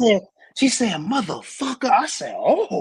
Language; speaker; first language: English; native; English